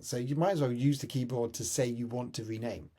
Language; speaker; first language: English; native; English